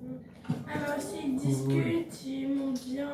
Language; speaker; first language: French; native; French